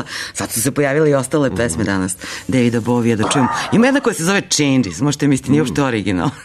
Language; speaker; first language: Serbian; native; Serbian